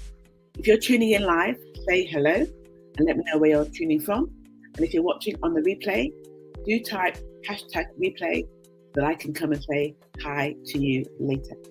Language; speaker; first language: English; native; English